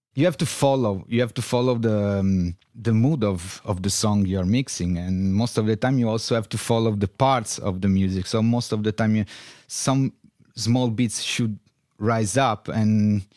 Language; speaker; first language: English; non-native, fluent; Italian